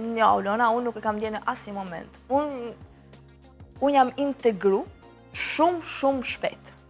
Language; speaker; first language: Albanian; early bilingual, heritage; Albanian